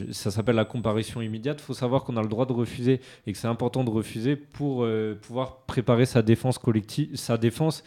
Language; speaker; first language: French; native; French